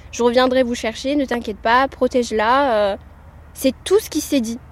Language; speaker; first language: French; early bilingual, other home language; Amharic